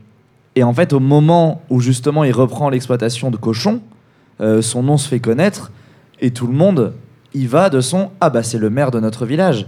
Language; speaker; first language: French; native; French